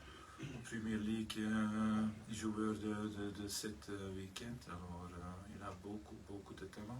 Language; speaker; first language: French; non-native, learner; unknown